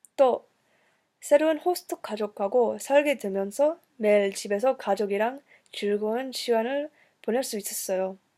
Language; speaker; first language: Korean; early bilingual, heritage; English